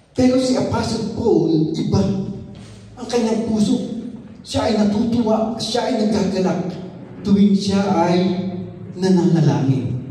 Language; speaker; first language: Filipino; non-native, local second language; Iloko